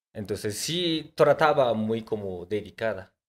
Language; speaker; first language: Spanish; non-native, learner; Japanese